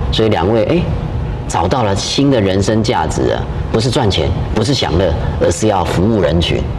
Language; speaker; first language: Chinese; native; Chinese